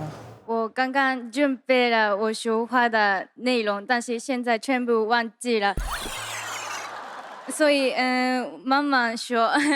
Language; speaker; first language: Chinese; non-native, learner; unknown